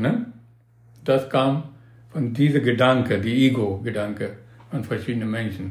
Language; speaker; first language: German; non-native, learner; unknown